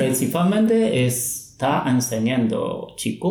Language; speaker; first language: Spanish; non-native, fluent; Chinese